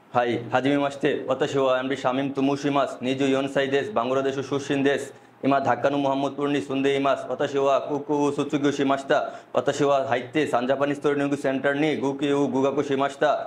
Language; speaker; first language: Japanese; non-native, learner; Bangla